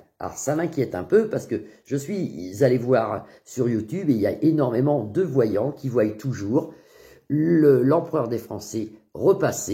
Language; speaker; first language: French; native; French